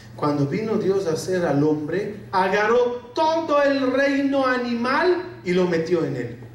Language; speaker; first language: Spanish; non-native, fluent; Arabic